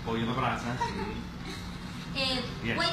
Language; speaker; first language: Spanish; non-native, learner; English